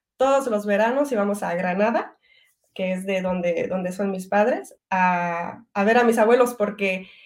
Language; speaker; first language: Spanish; non-native, fluent; French